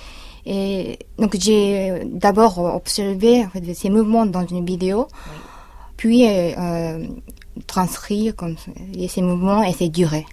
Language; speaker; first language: French; non-native, fluent; Japanese